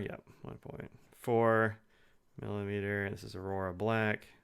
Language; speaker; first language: English; native; English